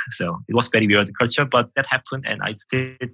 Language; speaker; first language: English; non-native, fluent; Korean